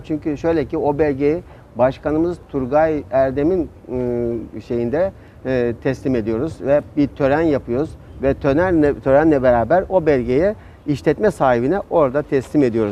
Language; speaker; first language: Turkish; native; Turkish